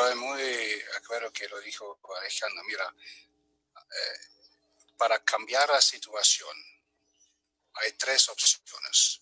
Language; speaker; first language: Spanish; non-native, fluent; German